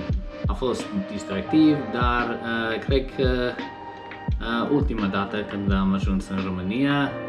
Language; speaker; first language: Romanian; non-native, learner; English